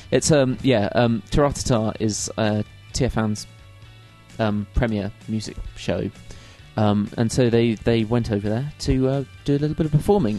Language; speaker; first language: English; native; English